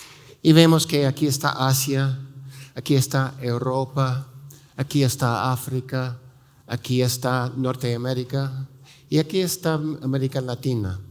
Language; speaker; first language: Spanish; non-native, fluent; English